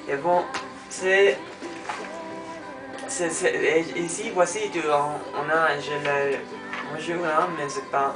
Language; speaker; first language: French; non-native, learner; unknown